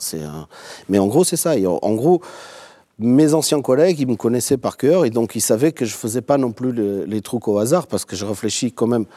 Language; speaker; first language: French; non-native, fluent; Portuguese